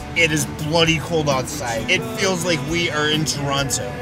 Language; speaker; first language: English; native; English